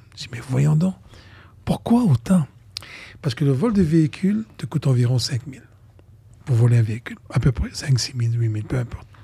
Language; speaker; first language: French; non-native, local second language; Arabic